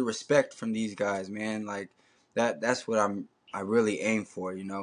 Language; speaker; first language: English; native; English